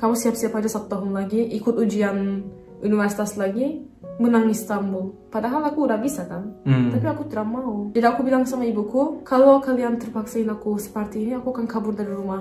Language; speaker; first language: Indonesian; non-native, fluent; Turkish